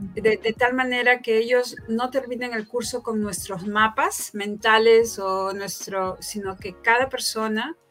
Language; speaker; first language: Spanish; native; Spanish